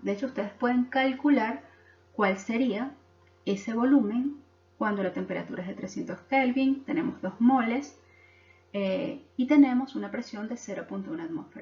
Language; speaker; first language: Spanish; native; Spanish